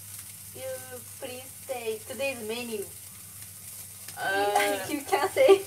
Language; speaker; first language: English; non-native, learner; Thai